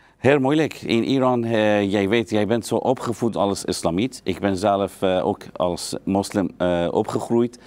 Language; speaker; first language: Dutch; non-native, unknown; Persian